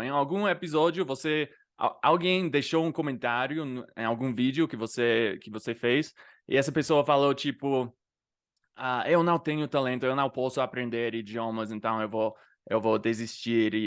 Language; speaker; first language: Portuguese; non-native, fluent; English